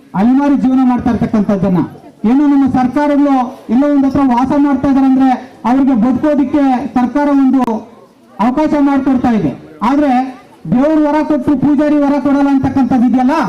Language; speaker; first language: Kannada; native; Kannada